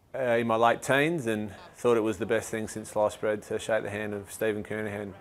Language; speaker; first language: English; native; English